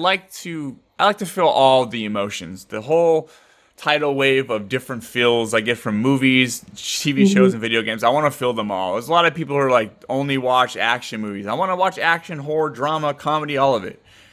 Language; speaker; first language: English; native; English